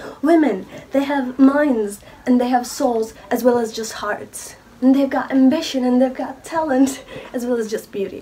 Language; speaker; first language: English; non-native, fluent; Turkish